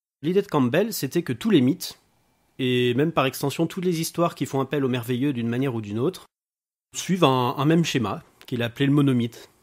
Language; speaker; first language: French; native; French